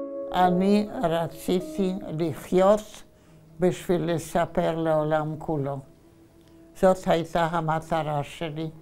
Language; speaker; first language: Hebrew; non-native, fluent; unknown